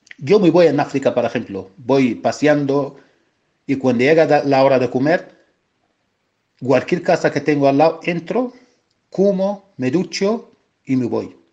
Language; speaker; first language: Spanish; non-native, fluent; Arabic